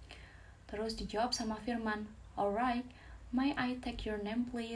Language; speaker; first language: English; non-native, fluent; Indonesian